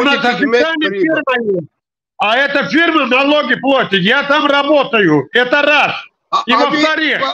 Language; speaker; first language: Russian; non-native, local second language; Tajik